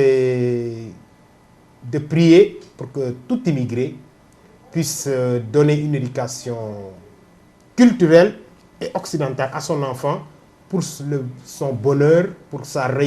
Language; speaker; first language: French; non-native, local second language; Wolof